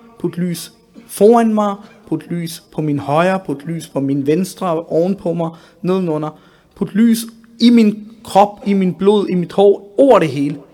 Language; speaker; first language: Danish; early bilingual, other home language; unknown